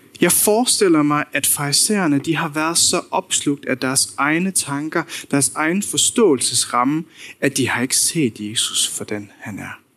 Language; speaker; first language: Danish; non-native, local second language; Faroese